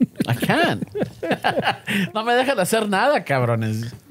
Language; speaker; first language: Spanish; early bilingual, heritage; Spanish